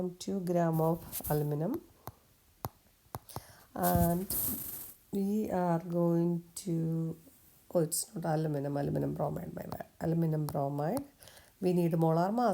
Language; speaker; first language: English; non-native, local second language; Malayalam